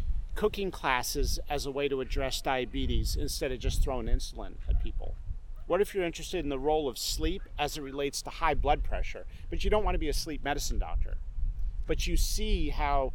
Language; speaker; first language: English; native; English